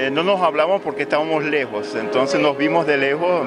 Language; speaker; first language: Spanish; non-native, learner; Italian